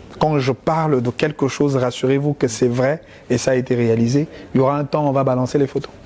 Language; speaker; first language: French; non-native, local second language; Lingala